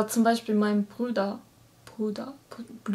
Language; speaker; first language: German; non-native, learner; Japanese